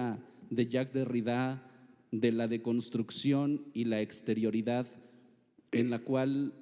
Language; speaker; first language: Spanish; native; Spanish